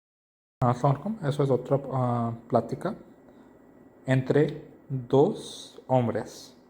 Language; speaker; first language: Spanish; non-native, learner; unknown